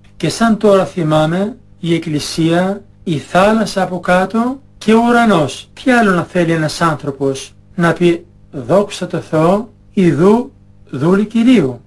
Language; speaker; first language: Greek; non-native, fluent; Albanian